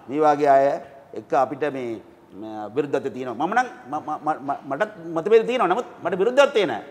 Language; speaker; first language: Sinhala; non-native, local second language; Tamil